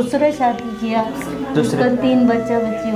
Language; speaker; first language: Hindi; early bilingual, other home language; Nepali